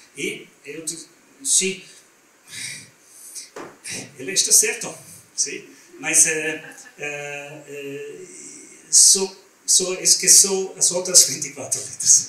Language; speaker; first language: Portuguese; non-native, learner; German